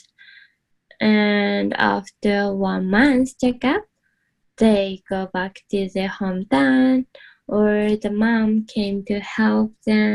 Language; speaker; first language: English; non-native, learner; Japanese